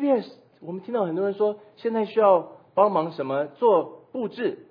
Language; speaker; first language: Chinese; native; Chinese